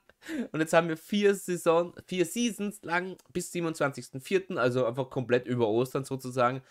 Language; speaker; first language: German; native; German